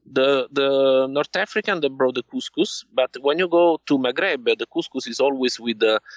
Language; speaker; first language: English; non-native, fluent; Italian